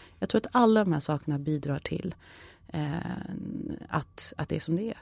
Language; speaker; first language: Swedish; early bilingual, other home language; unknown